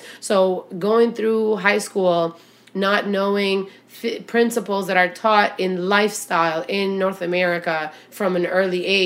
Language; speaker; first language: English; early bilingual, other home language; Albanian